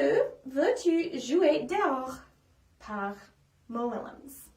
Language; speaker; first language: French; non-native, fluent; English